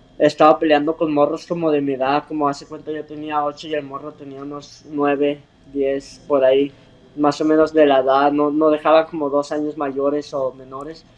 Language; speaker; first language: Spanish; early bilingual, heritage; Spanish